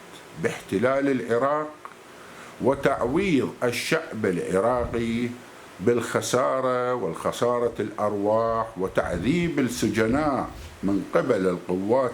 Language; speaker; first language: Arabic; native; Arabic